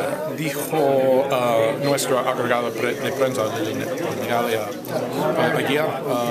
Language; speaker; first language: Spanish; non-native, fluent; English